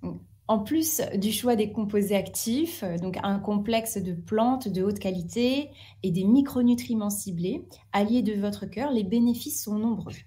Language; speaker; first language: French; native; French